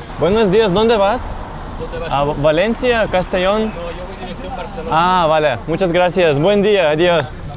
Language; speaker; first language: Spanish; non-native, learner; Lithuanian